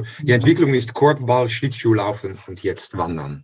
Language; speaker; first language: German; non-native, fluent; Dutch